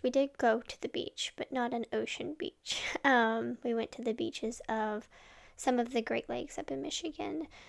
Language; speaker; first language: English; native; English